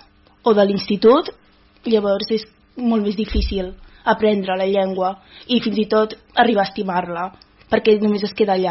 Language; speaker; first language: Catalan; early bilingual, other home language; Wolof